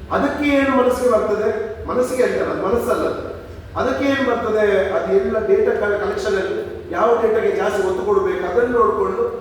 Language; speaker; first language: Kannada; non-native, local second language; Tulu